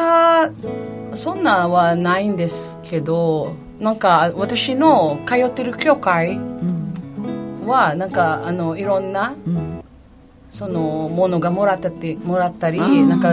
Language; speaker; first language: Japanese; non-native, fluent; Filipino